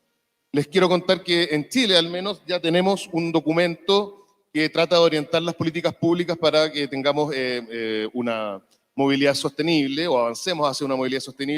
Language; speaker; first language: Spanish; native; Spanish